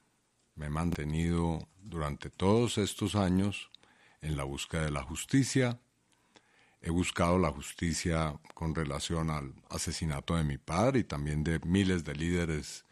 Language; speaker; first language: Spanish; native; Spanish